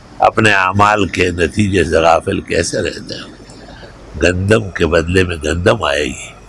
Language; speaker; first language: Urdu; non-native, local second language; Pashto